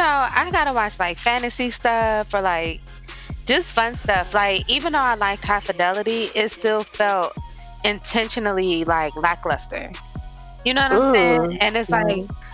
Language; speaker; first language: English; native; English